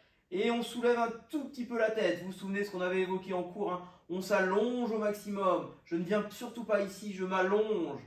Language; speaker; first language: French; native; French